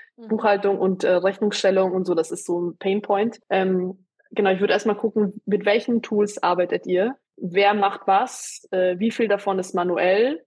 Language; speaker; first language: German; early bilingual, other home language; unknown